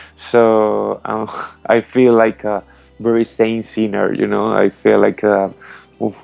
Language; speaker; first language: English; non-native, learner; Spanish